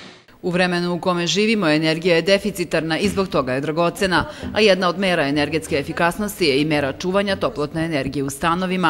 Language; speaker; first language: Serbian; native; Serbian